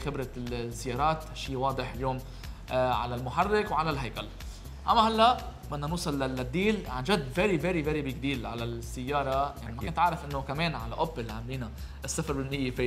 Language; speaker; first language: Arabic; native; Arabic